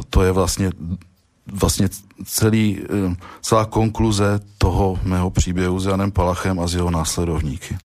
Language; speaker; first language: Czech; native; Czech